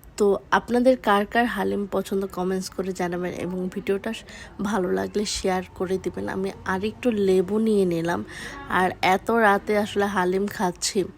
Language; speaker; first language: Bangla; early bilingual, heritage; Bangla